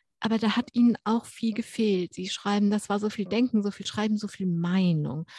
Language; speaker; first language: German; native; German